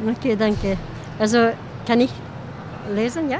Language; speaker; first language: German; non-native, learner; Hungarian